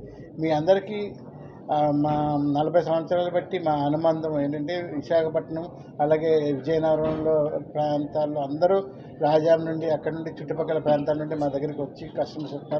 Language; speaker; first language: Telugu; native; Telugu